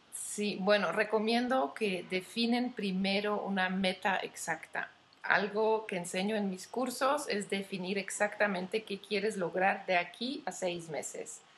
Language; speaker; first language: Spanish; non-native, fluent; Dutch